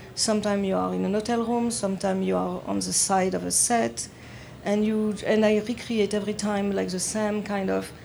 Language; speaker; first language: English; non-native, fluent; French